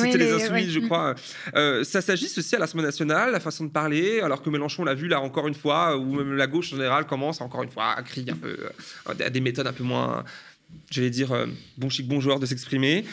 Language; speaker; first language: French; native; French